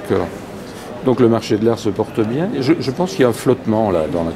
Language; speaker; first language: French; native; French